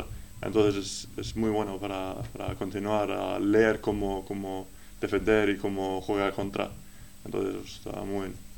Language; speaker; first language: Spanish; non-native, learner; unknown